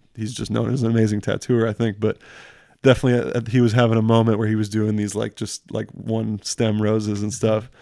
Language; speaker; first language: English; early bilingual, other home language; French